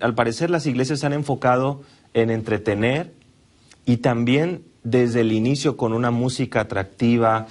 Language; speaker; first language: Spanish; native; Spanish